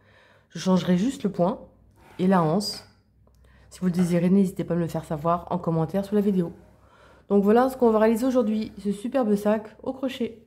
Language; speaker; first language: French; native; French